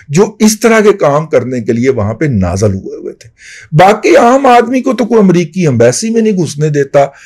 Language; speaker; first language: Urdu; native; Urdu